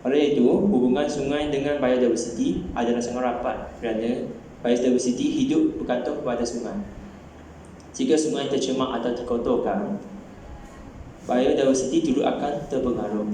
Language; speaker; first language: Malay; non-native, local second language; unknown